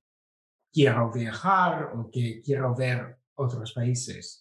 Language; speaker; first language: Spanish; non-native, fluent; English